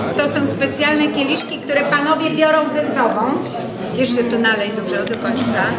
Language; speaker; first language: Polish; native; Polish